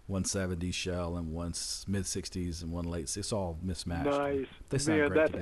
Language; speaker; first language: English; native; English